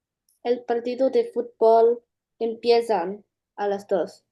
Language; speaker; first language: Spanish; non-native, learner; English